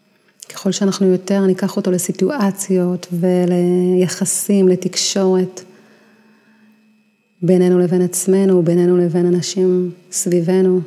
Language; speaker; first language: Hebrew; native; Hebrew